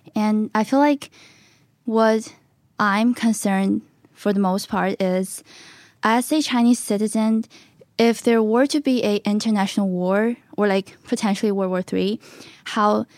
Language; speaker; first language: English; non-native, fluent; Chinese